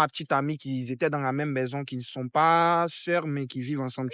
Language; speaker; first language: French; non-native, fluent; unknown